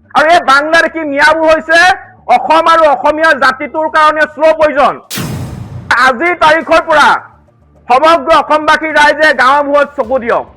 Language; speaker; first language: Assamese; native; Assamese